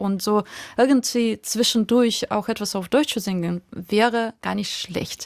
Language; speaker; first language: German; non-native, fluent; Russian